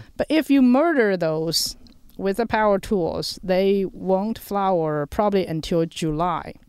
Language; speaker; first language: English; non-native, fluent; Chinese